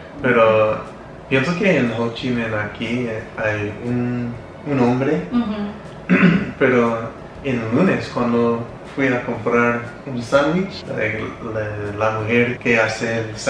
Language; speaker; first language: Spanish; non-native, learner; English